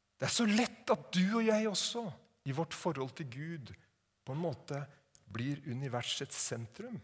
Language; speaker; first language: Norwegian; native; Norwegian